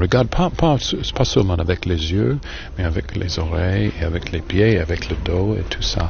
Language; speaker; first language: French; non-native, fluent; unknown